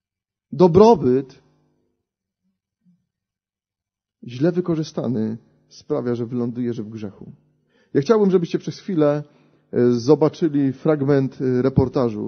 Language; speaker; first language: Polish; native; Polish